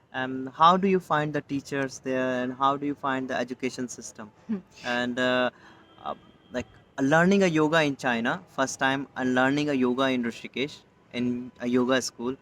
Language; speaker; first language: English; non-native, local second language; Hindi